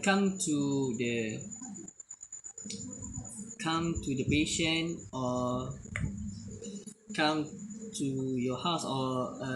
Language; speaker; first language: English; non-native, learner; Malay